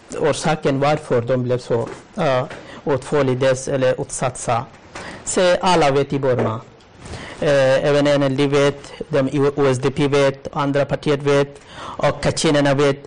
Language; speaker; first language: Swedish; non-native, learner; Rohingya